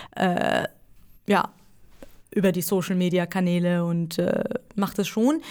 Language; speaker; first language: German; early bilingual, other home language; Persian